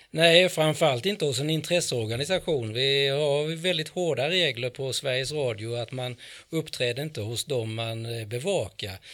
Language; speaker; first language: Swedish; native; Swedish